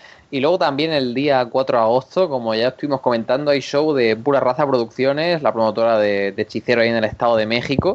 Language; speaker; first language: Spanish; native; Spanish